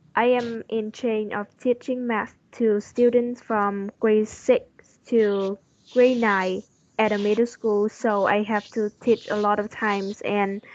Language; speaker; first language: English; non-native, learner; Vietnamese